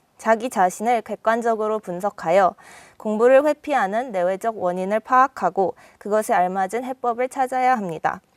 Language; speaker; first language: Korean; native; Korean